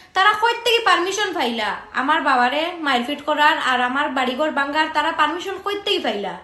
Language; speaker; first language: Bangla; native; Bangla